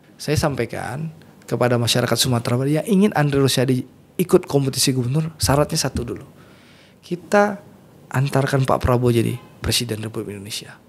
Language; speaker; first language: Indonesian; native; Indonesian